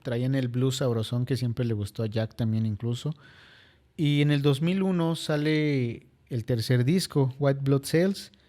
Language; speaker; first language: Spanish; native; Spanish